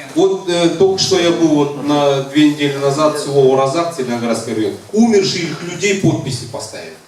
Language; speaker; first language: Russian; non-native, local second language; Kazakh